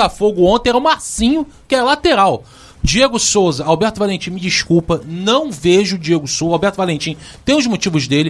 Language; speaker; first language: Portuguese; native; Portuguese